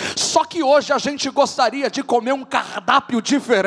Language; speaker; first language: Portuguese; native; Portuguese